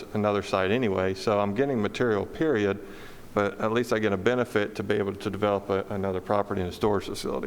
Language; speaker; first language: English; native; English